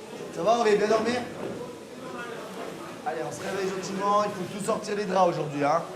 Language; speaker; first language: French; native; French